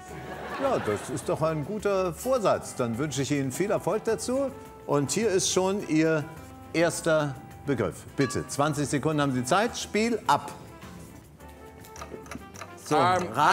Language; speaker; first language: German; native; German